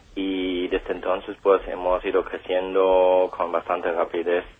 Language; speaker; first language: Spanish; non-native, fluent; German